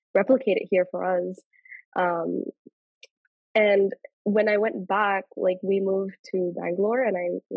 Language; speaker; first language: English; early bilingual, other home language; Telugu